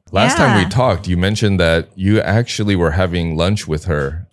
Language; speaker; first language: English; native; English